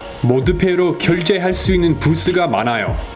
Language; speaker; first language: Korean; non-native, fluent; English